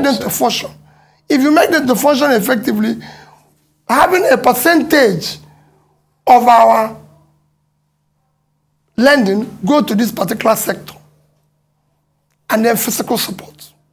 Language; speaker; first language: English; non-native, local second language; Igbo